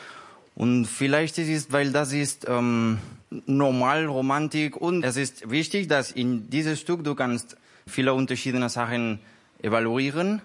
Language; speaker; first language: German; non-native, learner; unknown